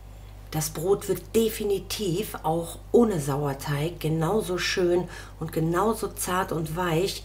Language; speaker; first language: German; native; German